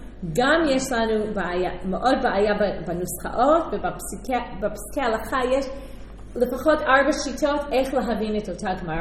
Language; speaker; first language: Hebrew; non-native, fluent; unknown